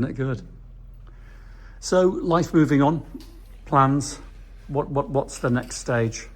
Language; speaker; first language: English; native; English